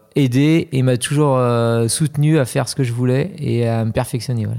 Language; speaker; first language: French; native; French